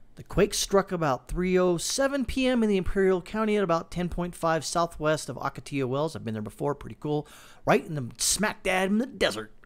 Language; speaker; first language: English; native; English